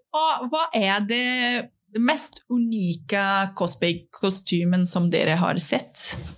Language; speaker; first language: Norwegian; non-native, fluent; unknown